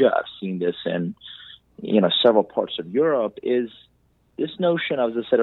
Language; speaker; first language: English; non-native, fluent; Persian